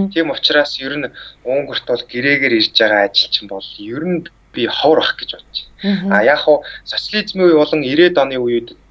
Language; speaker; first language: Mongolian; native; Mongolian